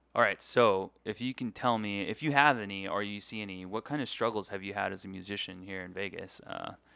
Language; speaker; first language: English; native; English